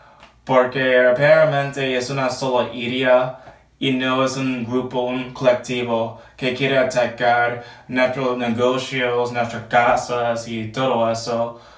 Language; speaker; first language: Spanish; non-native, learner; English